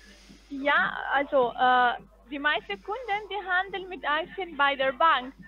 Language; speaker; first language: German; non-native, fluent; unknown